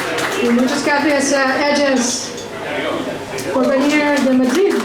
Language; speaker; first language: Spanish; non-native, learner; English